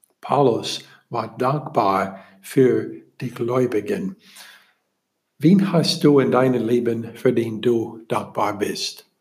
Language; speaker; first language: German; non-native, learner; English